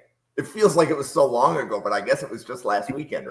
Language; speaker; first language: English; native; English